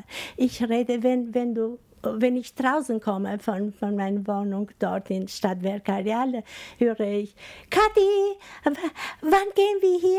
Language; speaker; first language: German; non-native, fluent; Albanian